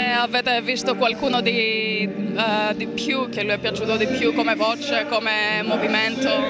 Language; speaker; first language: Italian; non-native, fluent; Greek